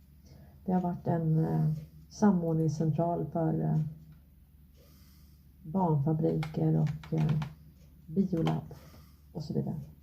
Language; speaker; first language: Swedish; native; Swedish